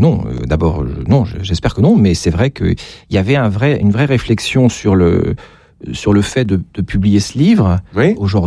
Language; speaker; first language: French; native; French